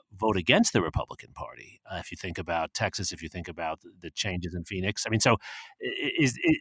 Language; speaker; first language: English; native; English